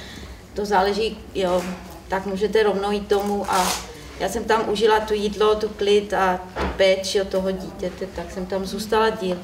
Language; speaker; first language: Czech; non-native, learner; German